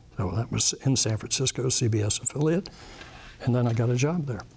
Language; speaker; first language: English; native; English